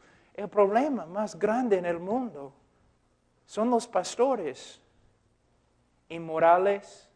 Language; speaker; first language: Spanish; non-native, fluent; English